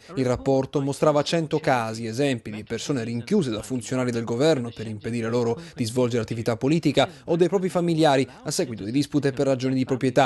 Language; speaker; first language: Italian; native; Italian